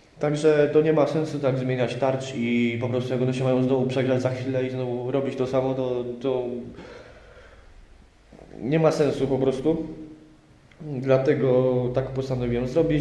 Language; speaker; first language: Polish; native; Polish